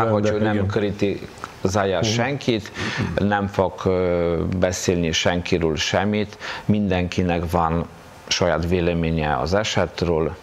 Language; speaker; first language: Hungarian; non-native, fluent; Polish